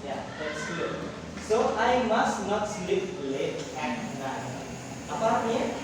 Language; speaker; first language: English; non-native, learner; Indonesian